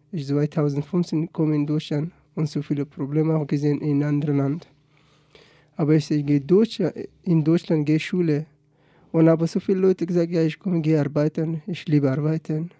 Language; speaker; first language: German; non-native, learner; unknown